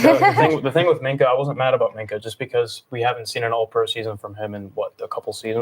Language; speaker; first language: English; native; English